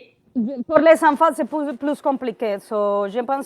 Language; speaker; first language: French; non-native, learner; Spanish